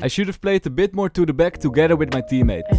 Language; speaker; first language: English; non-native, fluent; Dutch